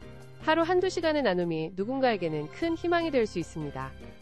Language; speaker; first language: Korean; native; Korean